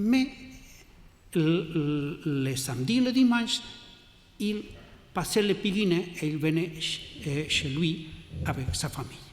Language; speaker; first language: French; non-native, learner; Catalan